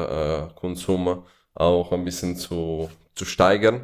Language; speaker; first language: German; non-native, fluent; Italian